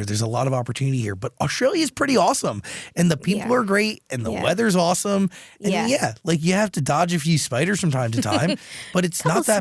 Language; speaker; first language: English; native; English